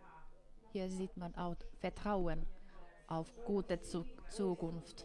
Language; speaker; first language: German; non-native, fluent; Finnish